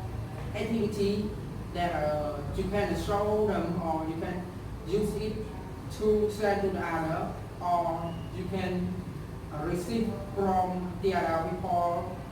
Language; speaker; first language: English; non-native, learner; Khmer